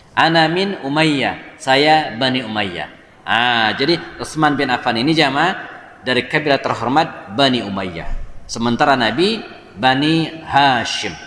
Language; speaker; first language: Indonesian; native; Indonesian